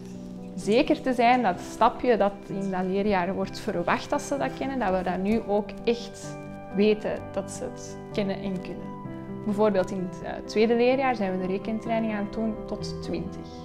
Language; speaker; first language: Dutch; native; Dutch